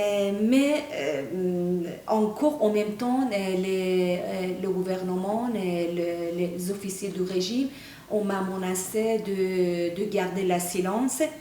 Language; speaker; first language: French; non-native, fluent; Persian